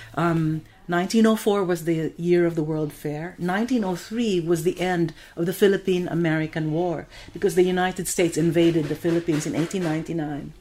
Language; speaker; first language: English; non-native, local second language; Filipino